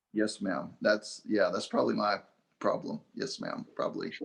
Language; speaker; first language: English; native; English